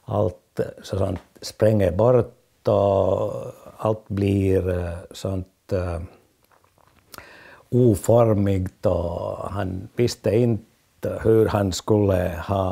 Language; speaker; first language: Swedish; non-native, fluent; Finnish